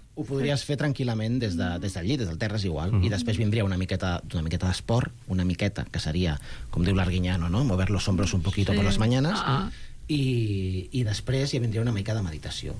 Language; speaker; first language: Catalan; non-native, local second language; Spanish